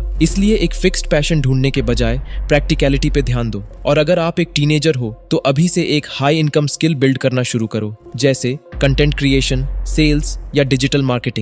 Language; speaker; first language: Hindi; native; Hindi